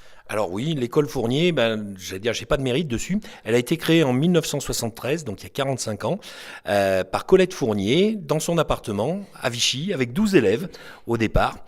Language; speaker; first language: French; native; French